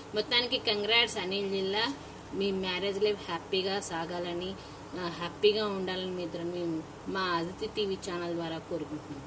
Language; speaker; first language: Telugu; native; Telugu